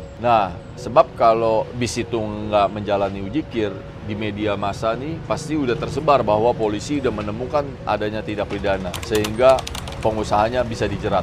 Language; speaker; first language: Indonesian; native; Indonesian